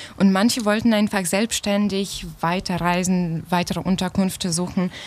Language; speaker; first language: German; non-native, fluent; Ukrainian